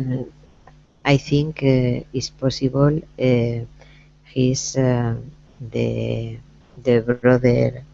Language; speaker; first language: English; non-native, learner; Spanish